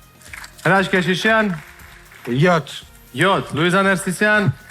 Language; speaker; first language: Armenian; native; Armenian